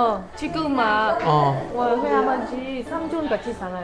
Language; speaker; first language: Korean; non-native, learner; Vietnamese